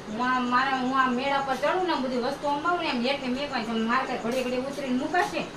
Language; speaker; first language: Gujarati; native; Gujarati